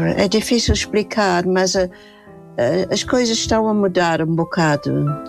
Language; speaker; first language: Portuguese; non-native, fluent; English